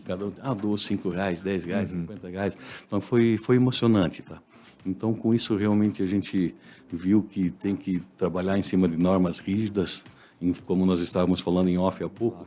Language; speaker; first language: Portuguese; native; Portuguese